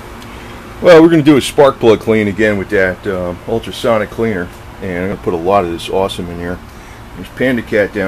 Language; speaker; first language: English; native; English